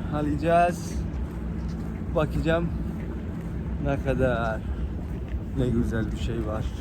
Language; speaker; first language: Turkish; non-native, learner; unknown